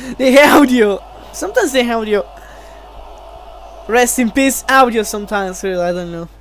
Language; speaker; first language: English; non-native, fluent; Italian